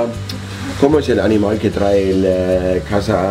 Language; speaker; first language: Spanish; non-native, learner; German